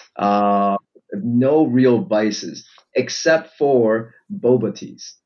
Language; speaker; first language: English; native; English